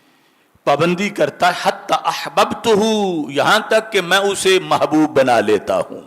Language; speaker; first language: Urdu; native; Urdu